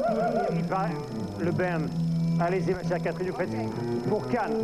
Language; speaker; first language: French; native; French